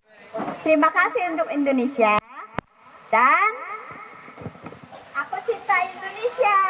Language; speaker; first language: Indonesian; non-native, fluent; Filipino